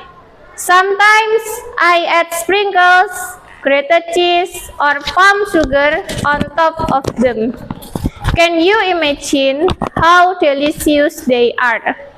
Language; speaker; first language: English; non-native, learner; Indonesian